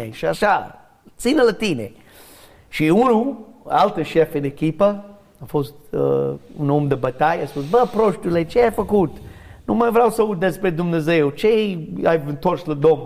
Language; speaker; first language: Romanian; non-native, learner; English